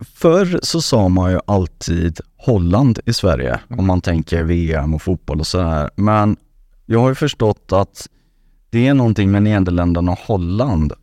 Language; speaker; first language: Swedish; native; Swedish